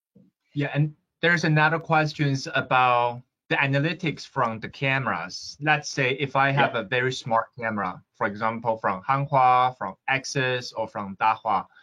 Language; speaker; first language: English; non-native, fluent; Chinese